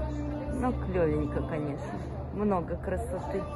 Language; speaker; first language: Russian; native; Russian